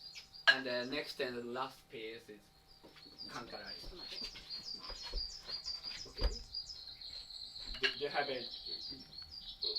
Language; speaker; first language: English; non-native, learner; Japanese